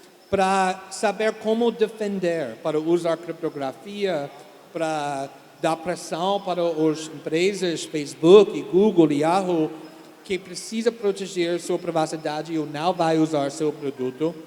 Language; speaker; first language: Portuguese; non-native, fluent; English